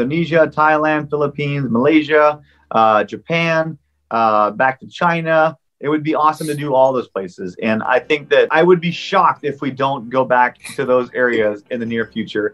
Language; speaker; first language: English; non-native, local second language; French